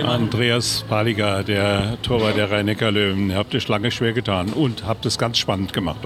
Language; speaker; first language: German; native; German